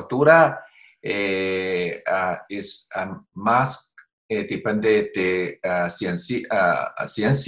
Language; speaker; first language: Spanish; non-native, learner; Chinese